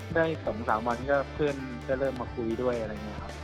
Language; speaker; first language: Thai; native; Thai